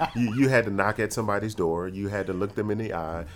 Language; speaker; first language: English; native; English